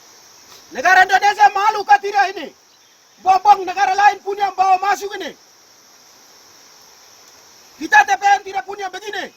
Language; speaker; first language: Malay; non-native, local second language; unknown